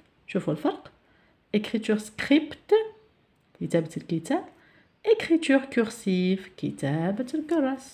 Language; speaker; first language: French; non-native, local second language; Arabic